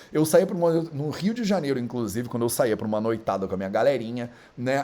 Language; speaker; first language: Portuguese; native; Portuguese